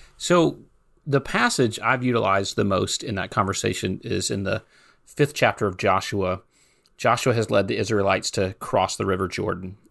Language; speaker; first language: English; native; English